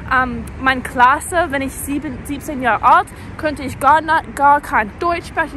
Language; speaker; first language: German; non-native, learner; English